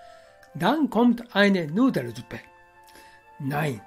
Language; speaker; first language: German; non-native, fluent; Japanese